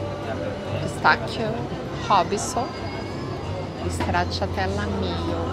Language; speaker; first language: Italian; non-native, learner; Portuguese